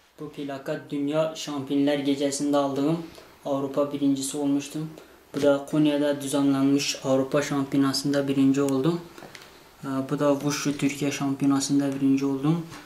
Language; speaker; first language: Turkish; non-native, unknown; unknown